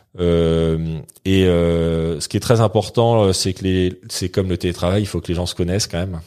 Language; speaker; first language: French; native; French